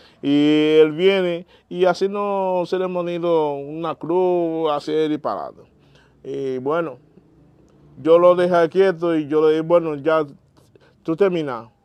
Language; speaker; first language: Spanish; non-native, learner; Haitian Creole